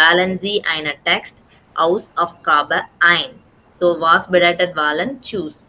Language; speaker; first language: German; non-native, fluent; Tamil